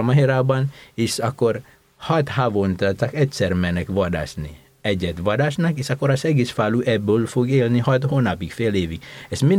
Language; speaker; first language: Hungarian; non-native, fluent; Indonesian